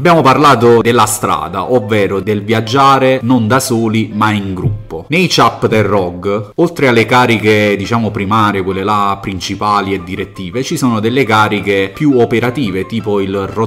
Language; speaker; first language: Italian; native; Italian